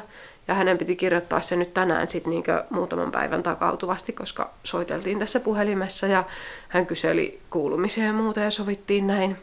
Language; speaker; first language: Finnish; native; Finnish